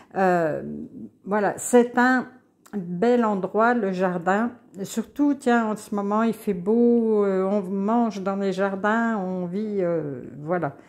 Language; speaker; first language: French; native; French